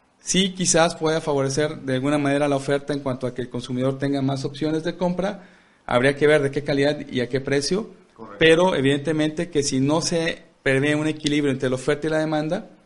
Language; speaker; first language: Spanish; native; Spanish